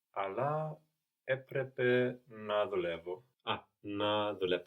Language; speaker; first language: Greek; non-native, learner; English